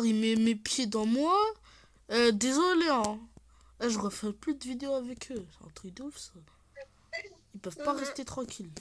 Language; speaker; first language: French; native; French